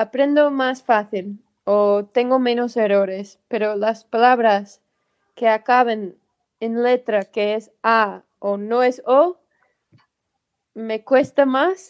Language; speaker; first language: Spanish; non-native, fluent; English